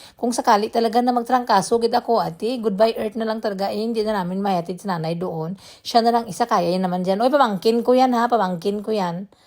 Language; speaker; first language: Filipino; non-native, local second language; Cebuano